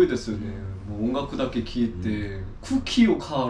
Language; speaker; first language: Japanese; non-native, fluent; Korean